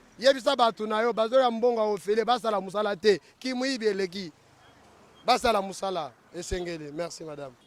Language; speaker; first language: Lingala; native; Lingala